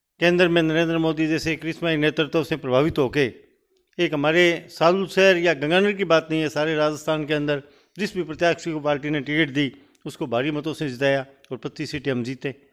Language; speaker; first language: Hindi; native; Hindi